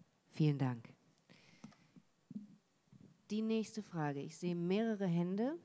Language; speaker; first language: German; native; German